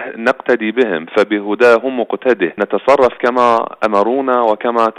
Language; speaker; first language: Arabic; non-native, fluent; Persian